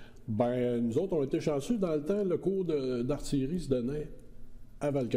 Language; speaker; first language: French; native; French